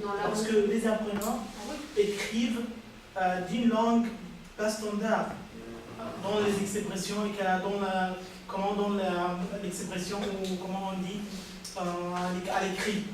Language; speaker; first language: French; non-native, learner; Arabic